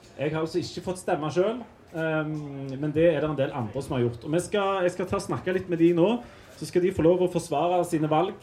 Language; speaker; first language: Norwegian; native; Norwegian